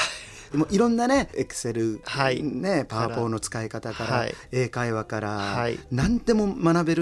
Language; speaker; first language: Japanese; native; Japanese